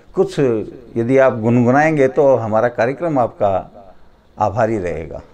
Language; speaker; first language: Hindi; native; Hindi